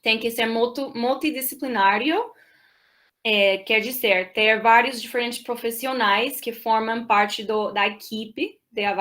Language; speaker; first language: Portuguese; non-native, fluent; English